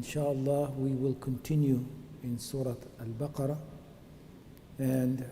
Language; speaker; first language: English; non-native, fluent; Arabic